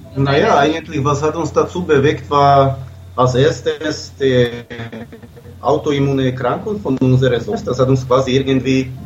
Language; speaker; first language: German; non-native, fluent; Slovak